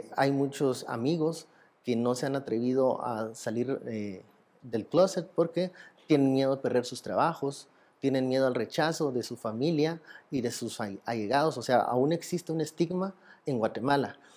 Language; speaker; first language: Spanish; native; Spanish